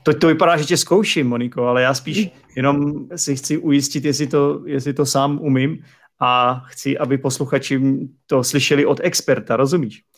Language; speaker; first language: Czech; native; Czech